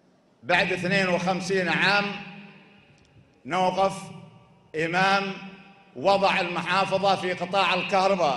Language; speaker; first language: Arabic; native; Arabic